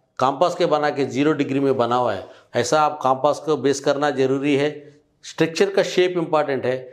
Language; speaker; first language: Hindi; non-native, local second language; Telugu